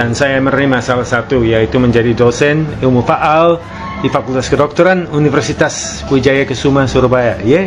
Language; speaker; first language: Indonesian; non-native, fluent; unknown